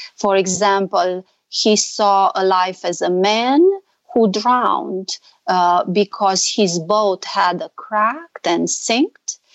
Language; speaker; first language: English; non-native, fluent; Romanian